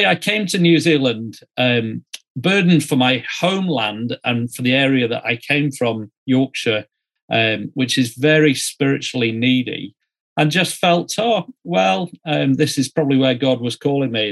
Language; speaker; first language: English; native; English